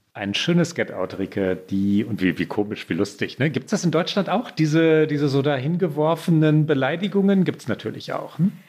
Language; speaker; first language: German; native; German